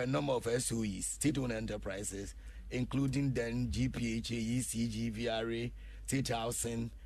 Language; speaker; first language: English; non-native, local second language; Akan